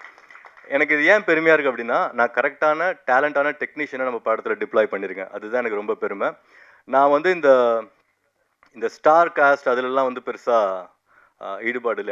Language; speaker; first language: Tamil; native; Tamil